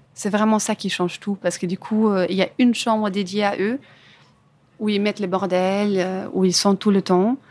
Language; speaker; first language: French; non-native, fluent; German